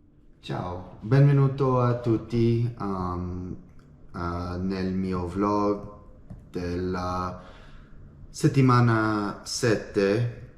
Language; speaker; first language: Italian; non-native, learner; English